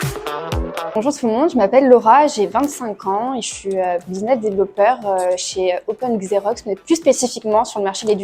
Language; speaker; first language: French; native; French